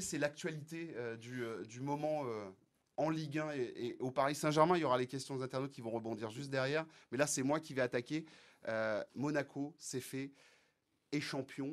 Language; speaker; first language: French; native; French